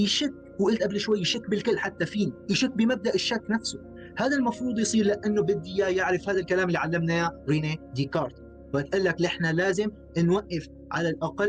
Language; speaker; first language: Arabic; native; Arabic